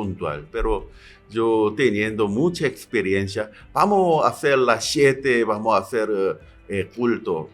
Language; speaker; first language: Spanish; non-native, learner; Korean